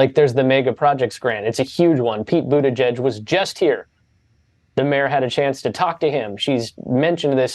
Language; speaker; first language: English; native; English